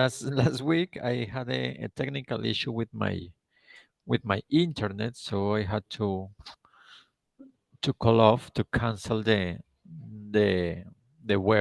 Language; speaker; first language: English; non-native, fluent; Spanish